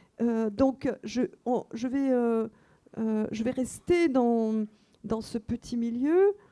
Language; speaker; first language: French; non-native, fluent; Russian